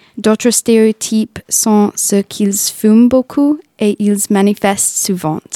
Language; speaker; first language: French; non-native, fluent; English